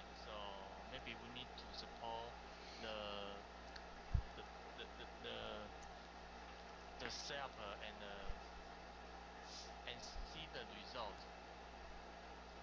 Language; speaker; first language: English; non-native, learner; Chinese